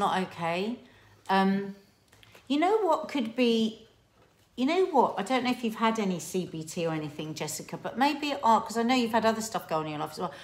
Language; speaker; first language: English; native; English